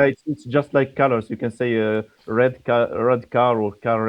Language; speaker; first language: English; non-native, fluent; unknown